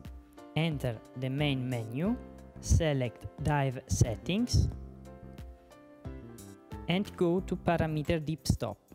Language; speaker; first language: English; non-native, fluent; Italian